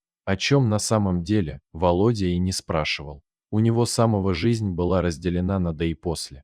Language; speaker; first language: Russian; native; Russian